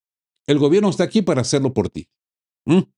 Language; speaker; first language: Spanish; native; Spanish